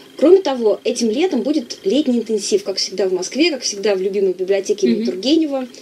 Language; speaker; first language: Russian; native; Russian